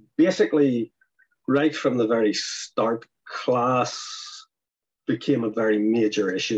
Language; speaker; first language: English; native; English